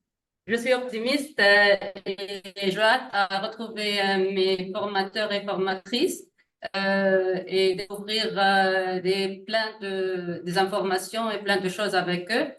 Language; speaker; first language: French; non-native, learner; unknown